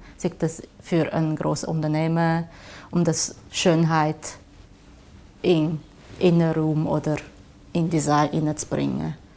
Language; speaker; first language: German; non-native, fluent; Chinese